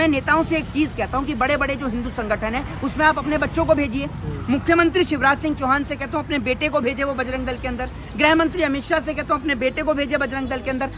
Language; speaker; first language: Hindi; native; Hindi